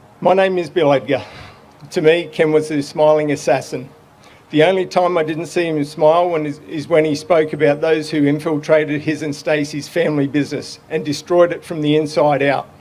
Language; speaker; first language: English; native; English